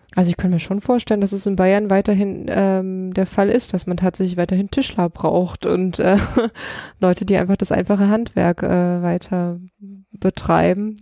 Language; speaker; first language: German; early bilingual, other home language; Russian